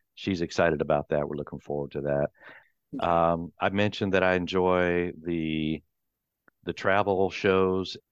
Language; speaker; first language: English; native; English